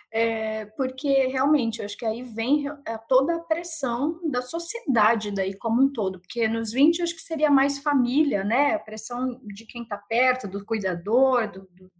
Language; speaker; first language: Portuguese; native; Portuguese